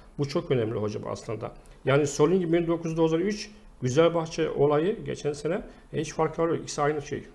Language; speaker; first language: Turkish; non-native, fluent; Arabic